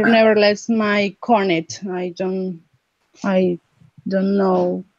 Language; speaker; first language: English; non-native, learner; Spanish